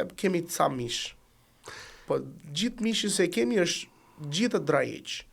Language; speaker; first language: Albanian; early bilingual, heritage; Italian